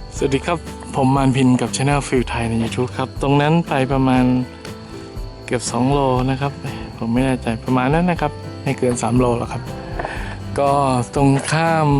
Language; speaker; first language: Thai; native; Thai